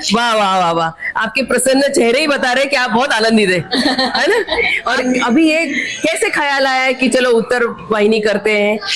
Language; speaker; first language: Hindi; non-native, local second language; Marathi